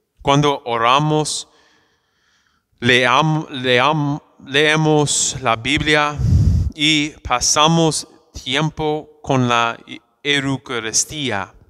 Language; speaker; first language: Spanish; non-native, fluent; English